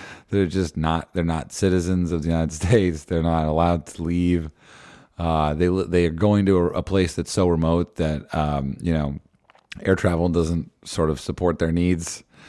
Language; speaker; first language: English; native; English